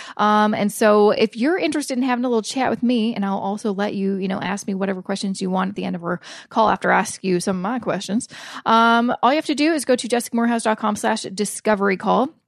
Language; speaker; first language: English; native; English